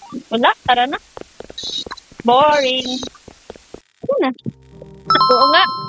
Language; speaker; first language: Filipino; native; Filipino